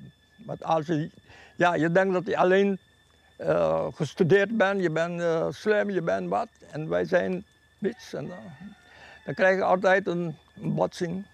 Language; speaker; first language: Dutch; non-native, local second language; Papiamento